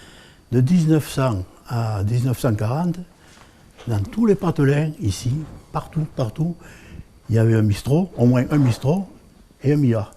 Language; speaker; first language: French; native; French